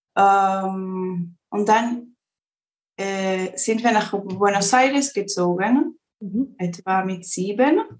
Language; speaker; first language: German; early bilingual, heritage; Spanish